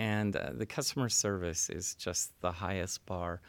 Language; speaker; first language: English; native; English